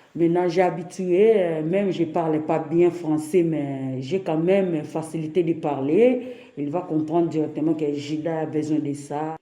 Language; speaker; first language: French; non-native, local second language; Lingala